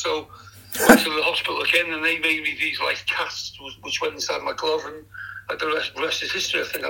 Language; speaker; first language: English; native; English